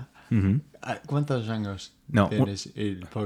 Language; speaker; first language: Spanish; non-native, fluent; English